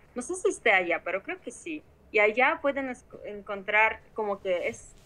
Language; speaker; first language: Spanish; non-native, fluent; Ukrainian